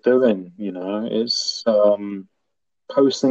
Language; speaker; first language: English; native; English